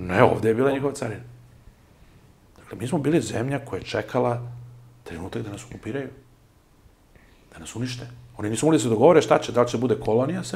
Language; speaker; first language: Serbian; native; Serbian